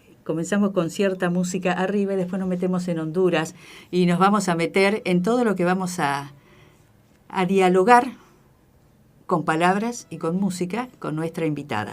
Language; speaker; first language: Spanish; native; Spanish